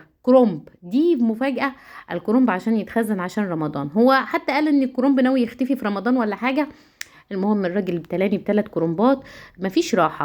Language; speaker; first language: Arabic; native; Arabic